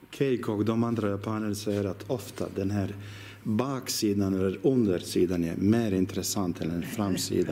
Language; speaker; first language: Swedish; non-native, learner; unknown